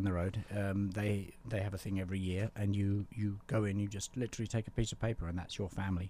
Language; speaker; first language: English; native; English